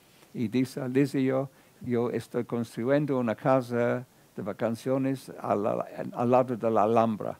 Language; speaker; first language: Spanish; non-native, fluent; English